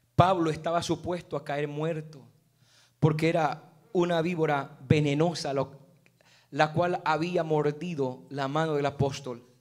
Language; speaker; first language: Spanish; native; Spanish